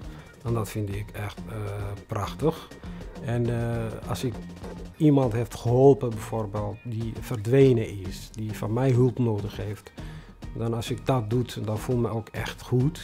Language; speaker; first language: Dutch; non-native, fluent; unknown